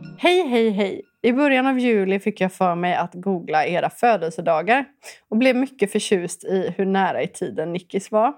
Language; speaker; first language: Swedish; native; Swedish